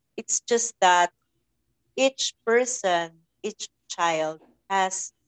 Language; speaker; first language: English; non-native, local second language; Filipino